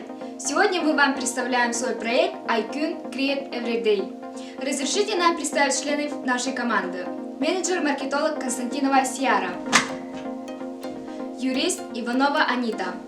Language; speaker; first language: Russian; non-native, local second language; Yakut